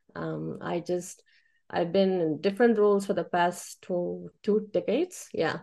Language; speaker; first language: English; early bilingual, other home language; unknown